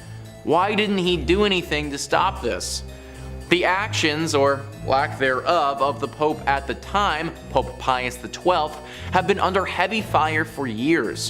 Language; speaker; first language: English; native; English